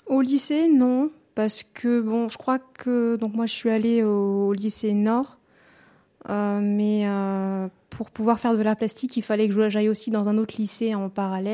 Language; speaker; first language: French; native; French